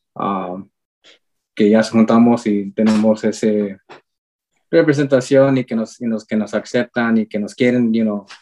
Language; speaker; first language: Spanish; early bilingual, heritage; Spanish